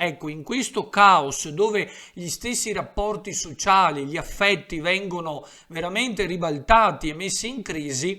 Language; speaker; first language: Italian; native; Italian